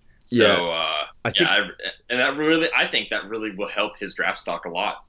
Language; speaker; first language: English; native; English